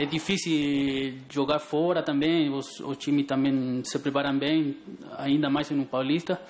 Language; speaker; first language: Portuguese; non-native, fluent; Spanish